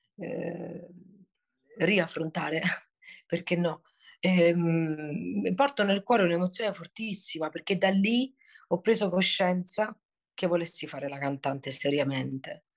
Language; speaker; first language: Italian; native; Italian